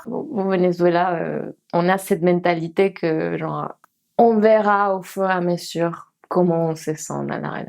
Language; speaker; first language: French; non-native, fluent; Spanish